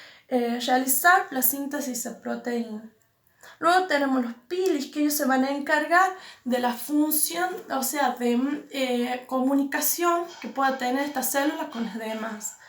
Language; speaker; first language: Spanish; native; Spanish